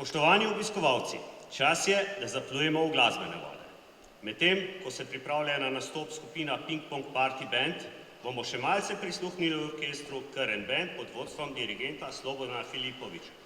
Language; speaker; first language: Slovenian; native; Slovenian